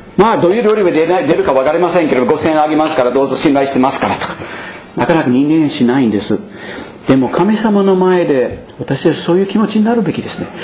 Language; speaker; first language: Japanese; non-native, fluent; English